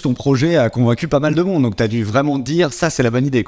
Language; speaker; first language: French; native; French